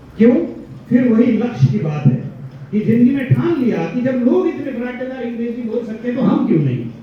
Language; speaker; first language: Hindi; non-native, local second language; Gujarati